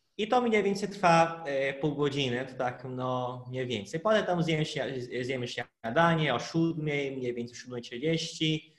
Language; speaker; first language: Polish; non-native, fluent; Portuguese